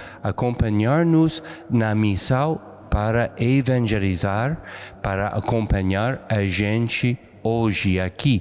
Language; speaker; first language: Portuguese; non-native, fluent; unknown